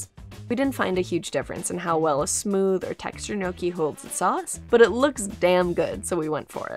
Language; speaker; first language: English; native; English